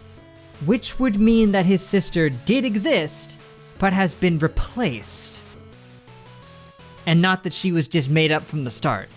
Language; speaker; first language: English; native; English